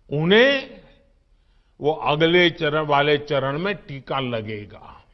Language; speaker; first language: Hindi; non-native, local second language; Gujarati